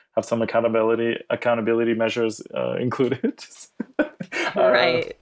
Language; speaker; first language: English; native; English